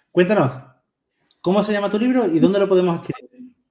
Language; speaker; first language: Spanish; native; Spanish